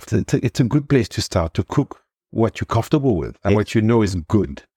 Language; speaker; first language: English; non-native, fluent; French